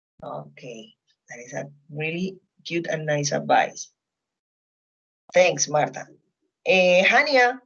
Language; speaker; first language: English; non-native, fluent; Spanish